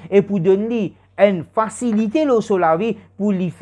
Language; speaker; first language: French; non-native, learner; Morisyen